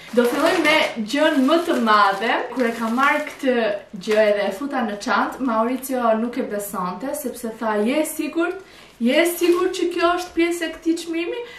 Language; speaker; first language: Albanian; early bilingual, heritage; Albanian